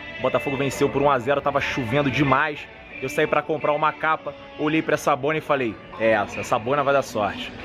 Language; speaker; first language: Portuguese; native; Portuguese